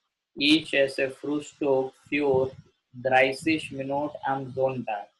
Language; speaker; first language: German; non-native, learner; Gujarati